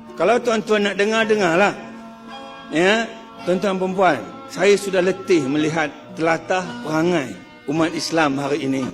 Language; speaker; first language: Malay; non-native, local second language; Chinese